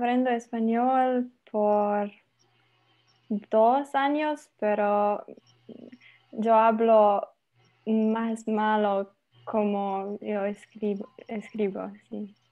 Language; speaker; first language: Spanish; non-native, learner; Slovenian